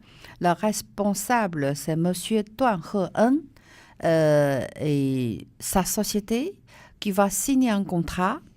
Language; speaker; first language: French; non-native, learner; Chinese